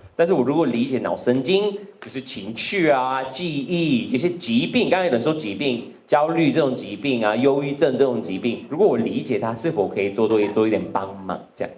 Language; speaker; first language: Chinese; non-native, fluent; English